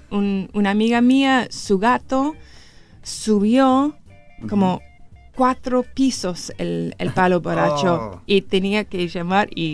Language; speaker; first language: Spanish; non-native, learner; English